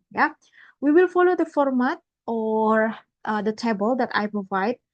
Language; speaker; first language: English; non-native, fluent; Indonesian